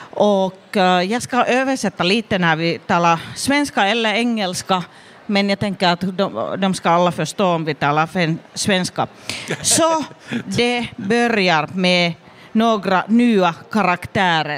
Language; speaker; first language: Swedish; non-native, fluent; Finnish